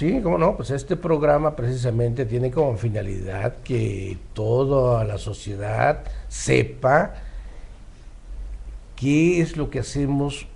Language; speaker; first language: Spanish; native; Spanish